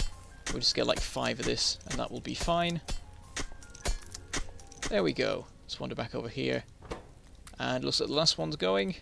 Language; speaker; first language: English; native; English